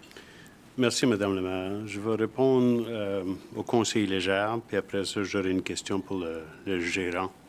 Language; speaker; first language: French; native; French